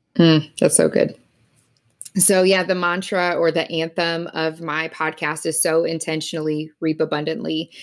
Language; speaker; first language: English; native; English